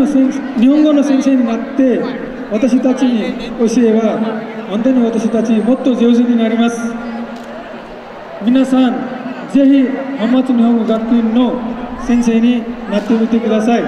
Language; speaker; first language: Japanese; non-native, learner; Nepali